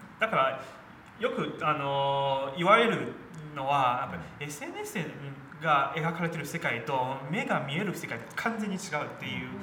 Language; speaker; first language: Japanese; non-native, fluent; Chinese